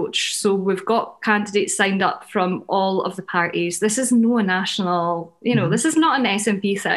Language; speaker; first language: English; native; English